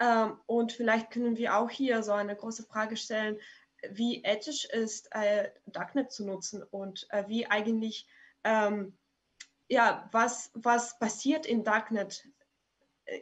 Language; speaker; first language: German; non-native, fluent; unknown